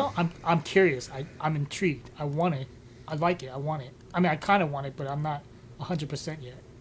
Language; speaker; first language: English; native; English